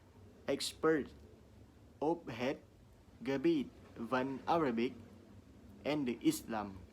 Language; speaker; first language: Dutch; non-native, learner; Indonesian